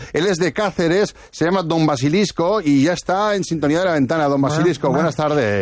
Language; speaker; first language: Spanish; native; Spanish